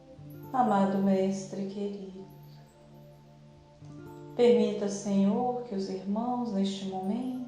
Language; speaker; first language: Portuguese; native; Portuguese